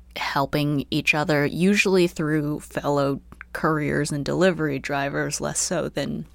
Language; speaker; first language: English; early bilingual, other home language; Chinese